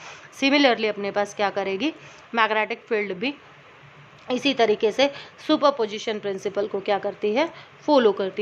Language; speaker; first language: Hindi; native; Hindi